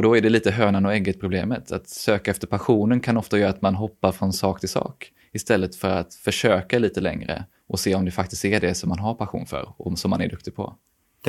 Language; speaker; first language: Swedish; native; Swedish